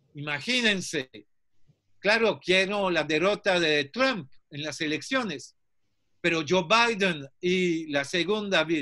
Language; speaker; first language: Spanish; non-native, fluent; French